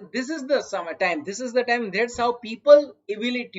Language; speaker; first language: English; non-native, local second language; Gujarati